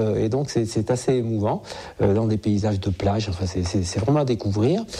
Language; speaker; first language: French; native; French